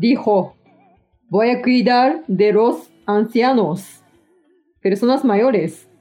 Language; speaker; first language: Spanish; non-native, fluent; Japanese